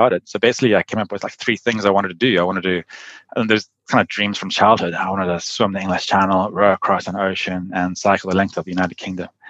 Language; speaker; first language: English; native; English